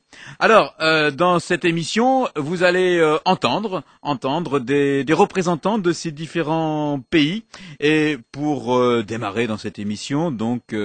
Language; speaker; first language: French; native; French